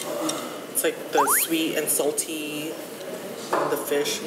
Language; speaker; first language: English; non-native, learner; Korean